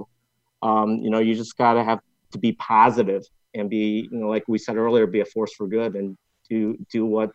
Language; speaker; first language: English; non-native, local second language; Cantonese